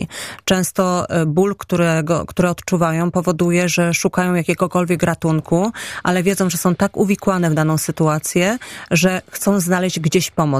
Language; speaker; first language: Polish; native; Polish